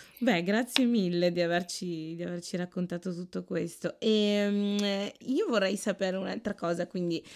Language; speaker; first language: Italian; early bilingual, other home language; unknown